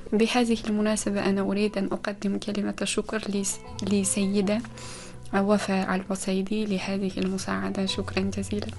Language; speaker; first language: Arabic; non-native, fluent; Uzbek